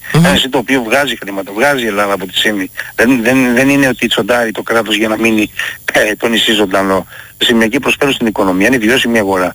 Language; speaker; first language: Greek; native; Greek